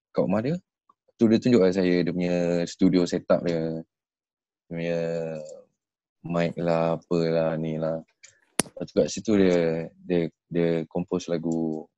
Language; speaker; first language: Malay; native; Malay